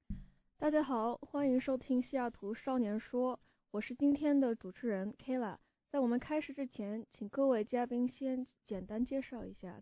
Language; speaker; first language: Chinese; early bilingual, heritage; Chinese